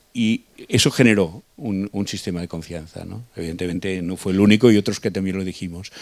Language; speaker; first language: Spanish; non-native, local second language; Catalan